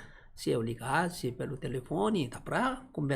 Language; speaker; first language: Portuguese; non-native, learner; Korean